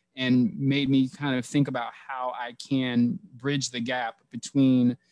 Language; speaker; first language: English; native; English